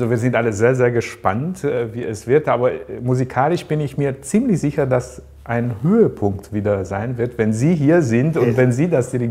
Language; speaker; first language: German; native; German